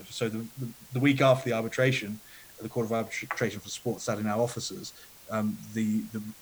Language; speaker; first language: English; native; English